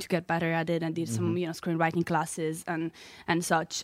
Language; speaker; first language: English; non-native, fluent; Italian